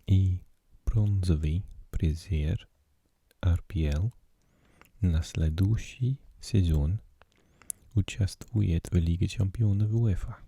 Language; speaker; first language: Russian; non-native, learner; English